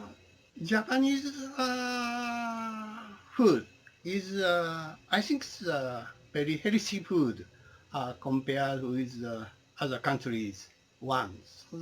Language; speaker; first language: English; non-native, learner; Japanese